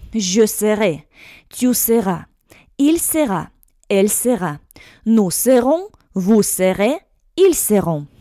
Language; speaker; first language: French; non-native, fluent; Russian